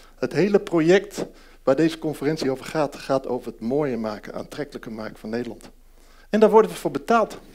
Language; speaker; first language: Dutch; early bilingual, heritage; Dutch